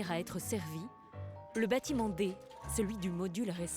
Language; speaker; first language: French; native; French